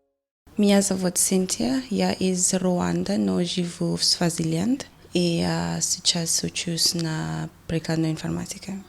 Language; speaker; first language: Russian; non-native, learner; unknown